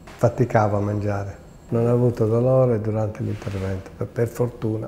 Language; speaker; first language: Italian; native; Italian